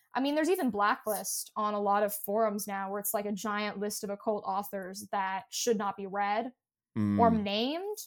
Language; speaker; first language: English; native; English